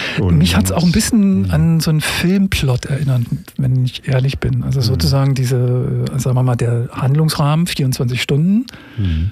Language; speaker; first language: German; native; German